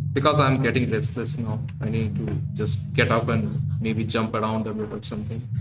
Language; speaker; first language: English; non-native, local second language; Bangla